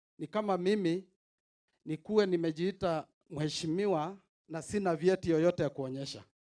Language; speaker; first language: Swahili; non-native, local second language; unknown